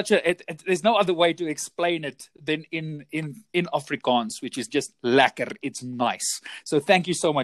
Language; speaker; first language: English; non-native, local second language; Afrikaans